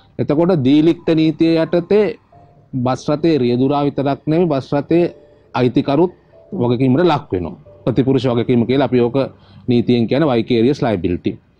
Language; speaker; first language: Sinhala; native; Sinhala